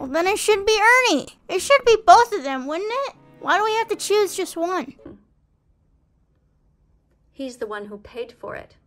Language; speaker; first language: English; native; English